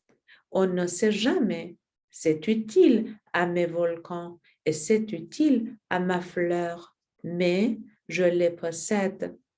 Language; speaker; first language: French; non-native, learner; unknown